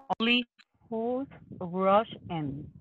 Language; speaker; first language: English; non-native, learner; Spanish